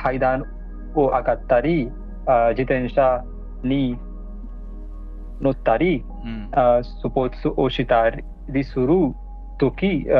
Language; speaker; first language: Japanese; non-native, learner; Hindi